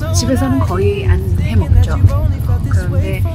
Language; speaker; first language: Korean; native; Korean